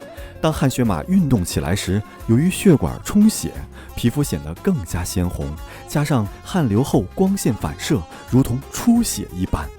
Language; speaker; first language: Chinese; native; Chinese